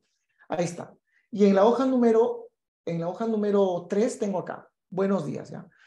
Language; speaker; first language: Spanish; native; Spanish